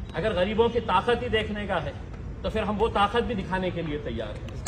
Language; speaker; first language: Hindi; non-native, local second language; Marathi